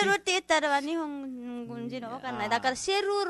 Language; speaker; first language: Japanese; non-native, learner; Nepali